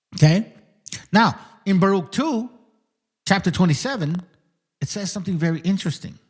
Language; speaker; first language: English; early bilingual, other home language; Spanish